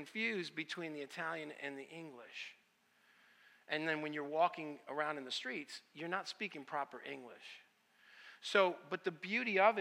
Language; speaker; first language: English; early bilingual, other home language; Italian